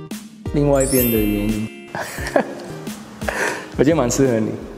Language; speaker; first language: Chinese; non-native, fluent; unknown